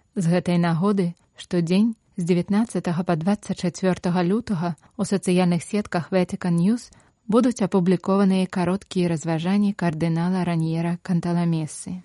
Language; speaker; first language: Belarusian; native; Belarusian